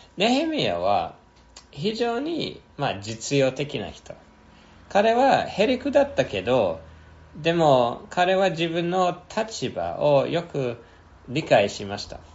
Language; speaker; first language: Japanese; non-native, fluent; English